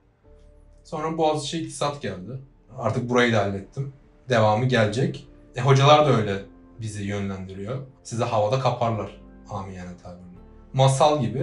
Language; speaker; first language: Turkish; native; Turkish